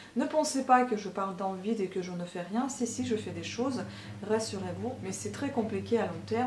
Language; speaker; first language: French; non-native, fluent; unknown